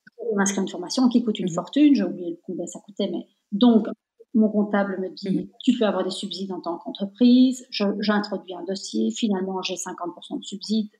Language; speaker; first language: French; native; French